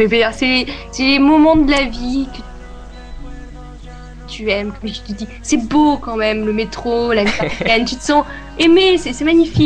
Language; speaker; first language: French; native; French